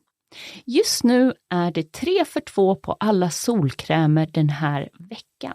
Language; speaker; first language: Swedish; native; Swedish